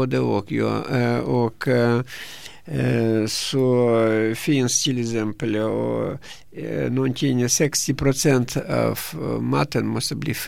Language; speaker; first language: Swedish; non-native, fluent; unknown